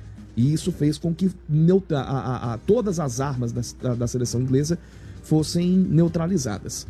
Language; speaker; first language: Portuguese; native; Portuguese